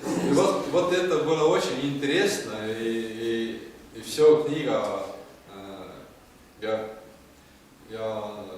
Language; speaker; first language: Russian; non-native, learner; Estonian